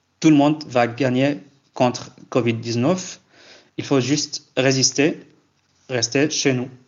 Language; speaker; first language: French; non-native, fluent; Kurdish